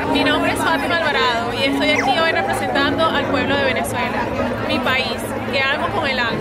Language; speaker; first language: Spanish; native; Spanish